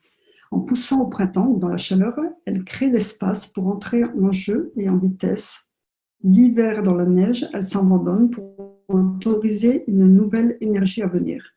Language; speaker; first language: French; native; French